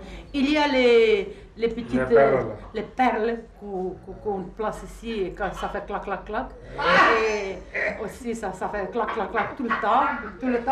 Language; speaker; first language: French; non-native, fluent; Russian